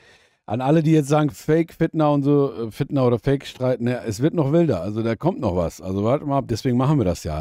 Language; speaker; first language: German; native; German